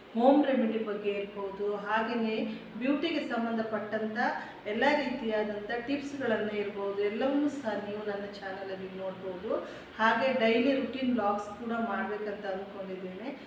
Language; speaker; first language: Kannada; native; Kannada